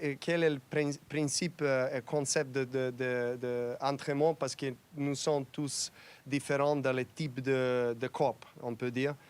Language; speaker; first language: French; non-native, learner; Serbian